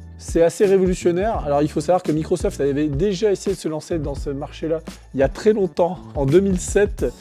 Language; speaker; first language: French; native; French